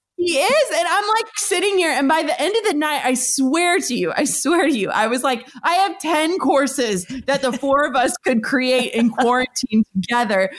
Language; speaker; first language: English; native; English